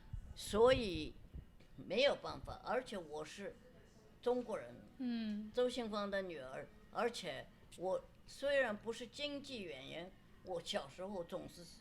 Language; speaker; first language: Chinese; non-native, local second language; Wu Chinese